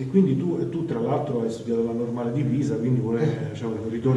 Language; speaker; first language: Italian; native; Italian